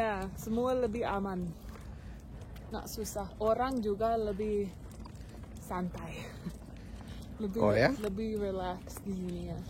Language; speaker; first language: Indonesian; non-native, learner; English